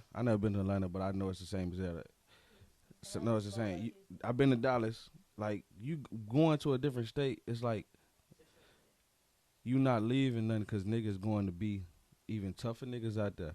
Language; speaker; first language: English; native; English